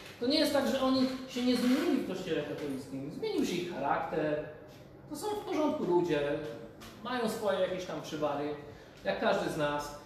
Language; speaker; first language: Polish; native; Polish